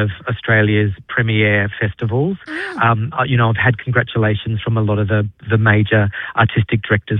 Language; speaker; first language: English; native; English